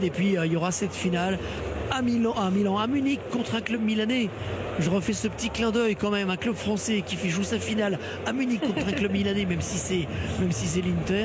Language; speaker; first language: French; native; French